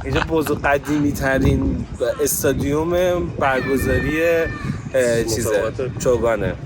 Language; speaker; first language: Persian; native; Persian